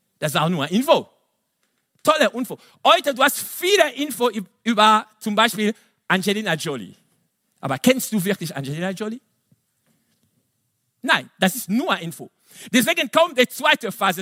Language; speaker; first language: German; non-native, fluent; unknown